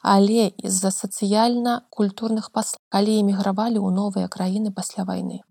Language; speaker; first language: Belarusian; native; Belarusian